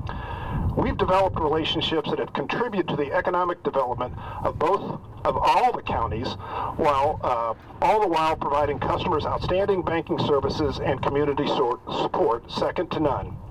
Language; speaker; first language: English; native; English